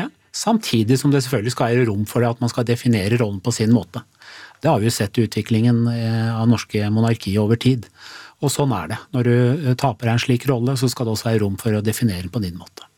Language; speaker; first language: Norwegian; native; Norwegian